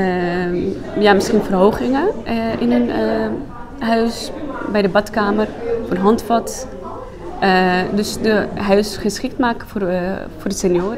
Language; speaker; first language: Dutch; non-native, fluent; Turkish